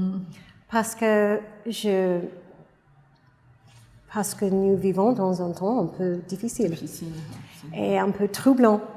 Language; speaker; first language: French; non-native, fluent; English